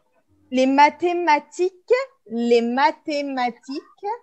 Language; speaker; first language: French; non-native, fluent; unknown